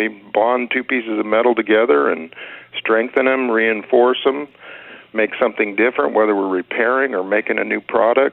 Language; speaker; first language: English; native; English